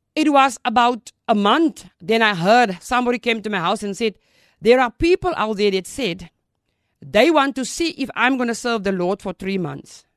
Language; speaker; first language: English; non-native, local second language; Afrikaans